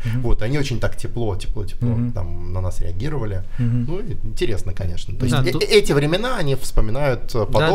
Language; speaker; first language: Russian; native; Russian